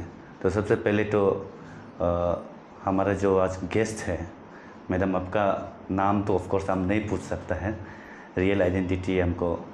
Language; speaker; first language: Hindi; non-native, local second language; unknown